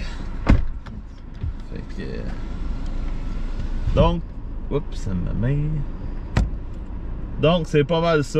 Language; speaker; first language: French; native; French